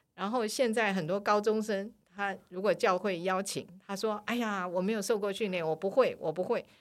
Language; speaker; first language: Chinese; native; Chinese